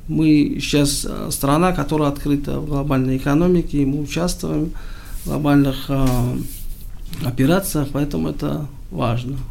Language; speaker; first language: Russian; non-native, local second language; Tajik